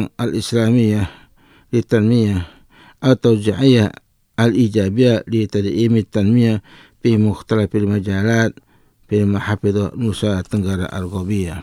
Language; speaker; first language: Arabic; non-native, fluent; Indonesian